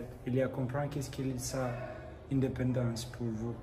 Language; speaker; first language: French; non-native, learner; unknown